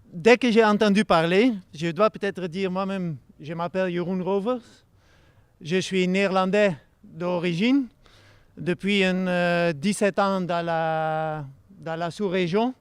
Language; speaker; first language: French; non-native, fluent; Dutch